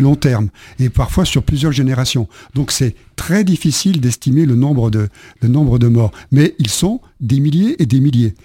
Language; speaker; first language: French; native; French